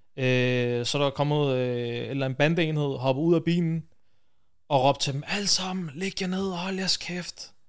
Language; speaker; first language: Danish; early bilingual, other home language; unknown